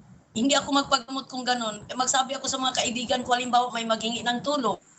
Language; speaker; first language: Filipino; non-native, local second language; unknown